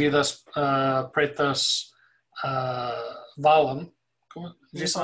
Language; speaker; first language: Portuguese; non-native, fluent; English